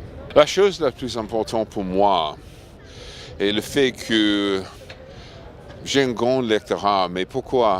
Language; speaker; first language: French; non-native, fluent; English